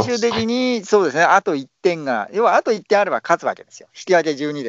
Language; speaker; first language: Japanese; native; Japanese